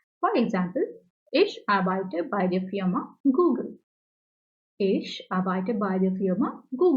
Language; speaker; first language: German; non-native, learner; English